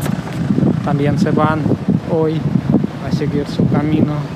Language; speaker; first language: Spanish; non-native, fluent; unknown